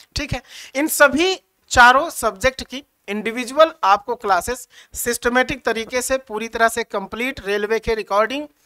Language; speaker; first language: Hindi; native; Hindi